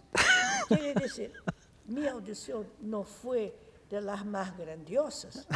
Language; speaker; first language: Spanish; non-native, fluent; Portuguese